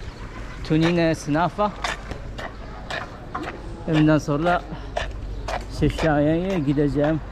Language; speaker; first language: Turkish; non-native, learner; Japanese